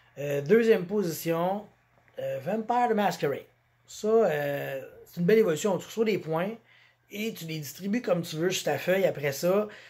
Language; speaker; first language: French; native; French